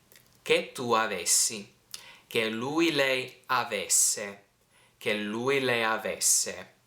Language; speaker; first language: Italian; non-native, fluent; English